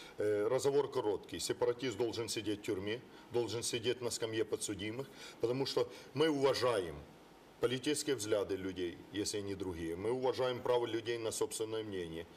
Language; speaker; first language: Russian; non-native, local second language; Ukrainian